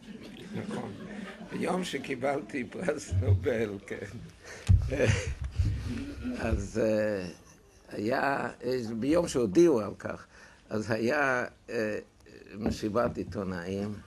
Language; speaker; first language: Hebrew; non-native, fluent; German